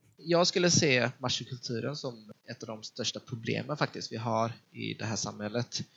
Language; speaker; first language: Swedish; early bilingual, other home language; Vietnamese